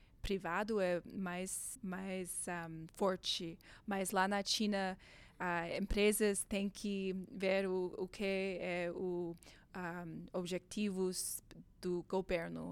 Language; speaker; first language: Portuguese; non-native, learner; English